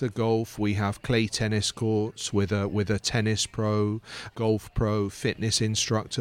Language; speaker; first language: English; native; English